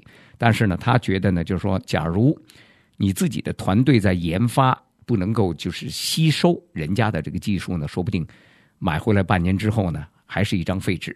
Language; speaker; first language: Chinese; native; Chinese